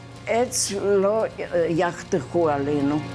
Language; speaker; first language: Hebrew; non-native, fluent; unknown